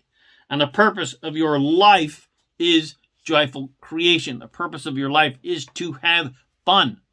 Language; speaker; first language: English; native; English